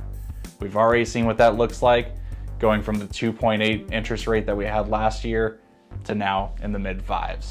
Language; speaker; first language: English; native; English